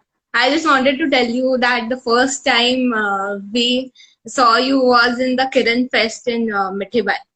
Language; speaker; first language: English; non-native, local second language; Hindi